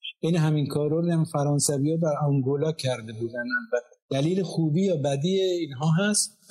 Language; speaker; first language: Persian; non-native, local second language; Azerbaijani